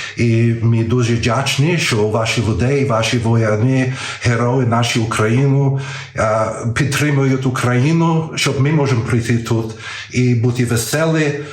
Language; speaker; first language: Ukrainian; early bilingual, heritage; Ukrainian